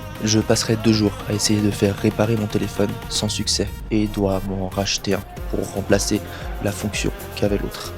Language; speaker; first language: French; native; French